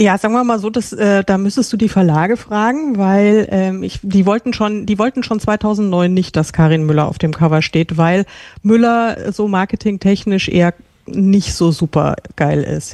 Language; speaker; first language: German; native; German